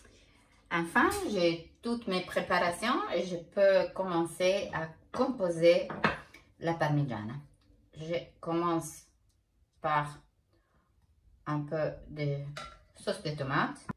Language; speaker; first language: French; non-native, fluent; Italian